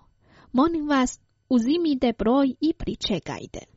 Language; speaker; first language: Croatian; non-native, fluent; Chinese